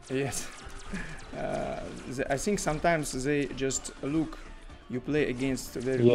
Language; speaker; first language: English; non-native, learner; Russian